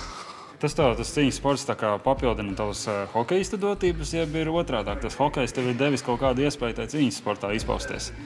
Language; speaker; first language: Latvian; native; Latvian